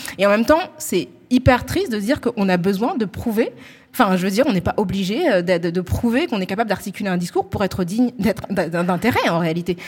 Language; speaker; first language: French; native; French